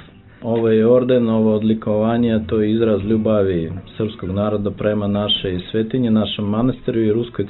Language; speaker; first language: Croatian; non-native, fluent; Russian